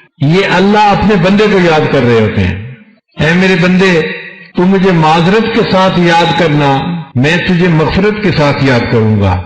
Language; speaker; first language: Urdu; non-native, local second language; Punjabi